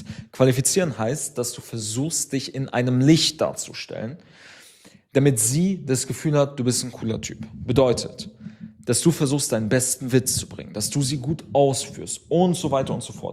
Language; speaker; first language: German; native; German